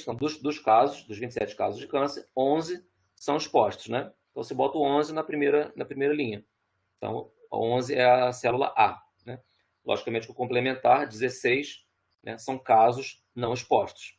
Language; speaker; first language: Portuguese; native; Portuguese